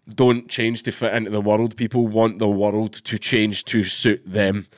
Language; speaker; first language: English; native; English